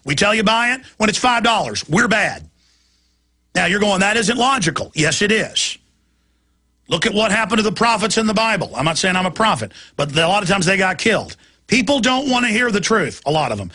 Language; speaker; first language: English; native; English